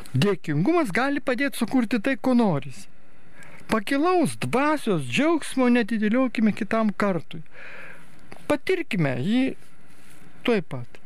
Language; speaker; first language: Lithuanian; native; Lithuanian